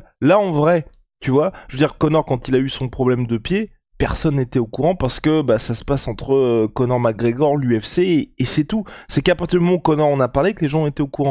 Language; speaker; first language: French; native; French